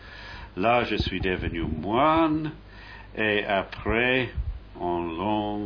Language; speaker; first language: French; non-native, fluent; English